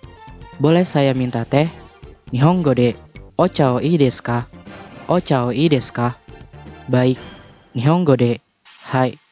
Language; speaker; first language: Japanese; non-native, fluent; Indonesian